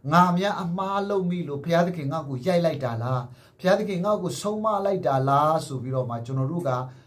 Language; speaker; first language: Burmese; non-native, local second language; S'gaw Karen